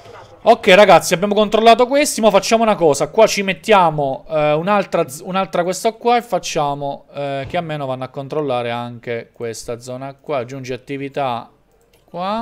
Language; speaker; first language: Italian; native; Italian